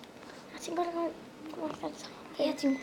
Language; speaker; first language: Welsh; native; Welsh